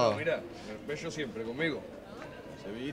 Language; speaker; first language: Spanish; native; Spanish